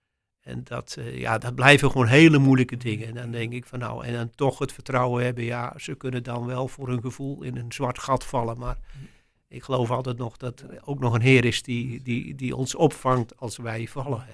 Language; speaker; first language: Dutch; native; Dutch